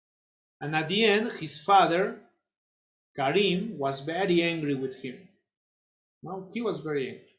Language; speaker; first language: English; non-native, fluent; Spanish